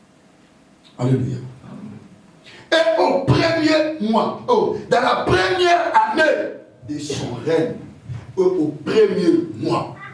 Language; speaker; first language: French; non-native, local second language; Lingala